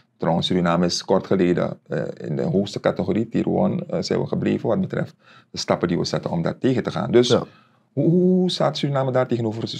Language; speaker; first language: Dutch; native; Dutch